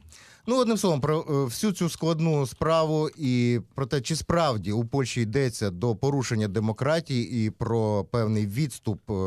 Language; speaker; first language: Ukrainian; native; Ukrainian